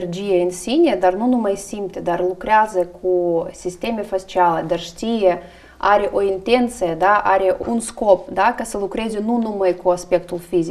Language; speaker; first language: Romanian; non-native, learner; Russian